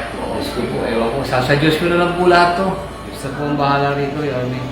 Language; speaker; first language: Filipino; native; Filipino